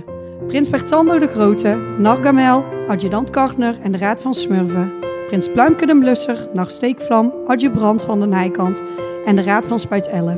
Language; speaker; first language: Dutch; native; Dutch